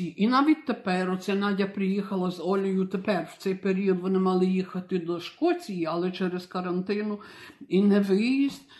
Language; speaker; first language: Ukrainian; early bilingual, heritage; Ukrainian